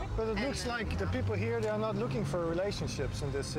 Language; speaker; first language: English; non-native, fluent; Dutch